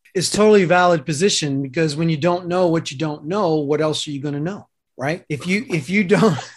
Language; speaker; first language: English; native; English